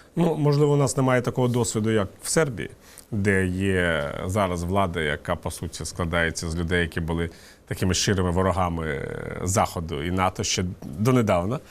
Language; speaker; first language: Ukrainian; native; Ukrainian